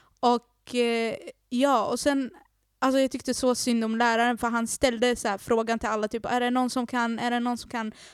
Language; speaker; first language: Swedish; early bilingual, other home language; Arabic